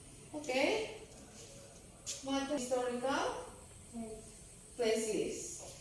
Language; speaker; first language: English; non-native, learner; Indonesian